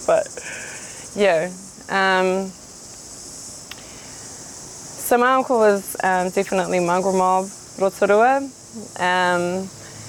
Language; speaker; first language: English; native; English